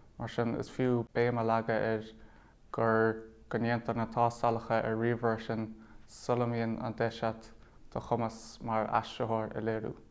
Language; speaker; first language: Irish; native; Irish